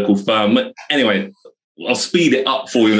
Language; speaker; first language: English; native; English